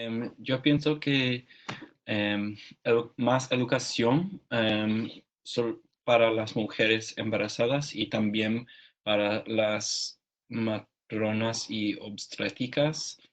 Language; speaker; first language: Spanish; non-native, learner; English